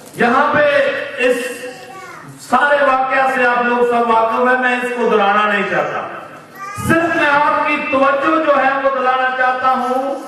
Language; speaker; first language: Urdu; non-native, local second language; Punjabi